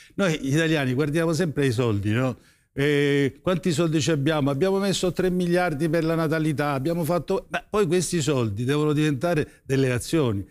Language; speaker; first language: Italian; native; Italian